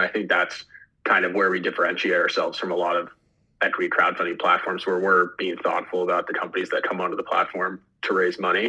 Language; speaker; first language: English; native; English